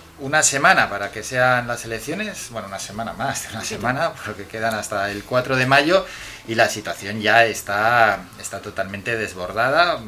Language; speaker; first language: Spanish; native; Spanish